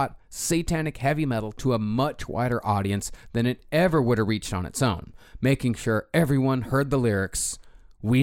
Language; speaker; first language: English; native; English